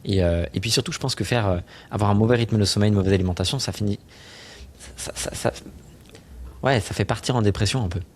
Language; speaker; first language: French; native; French